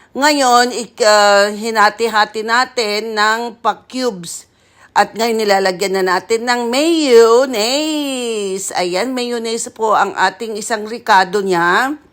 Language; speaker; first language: Filipino; non-native, local second language; Iloko